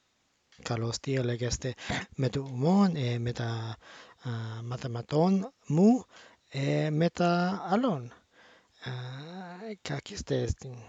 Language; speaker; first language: Greek; non-native, learner; English